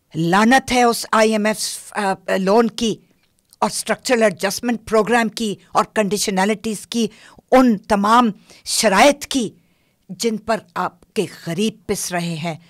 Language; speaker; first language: Urdu; non-native, local second language; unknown